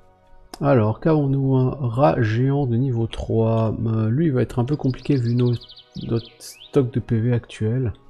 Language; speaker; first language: French; native; French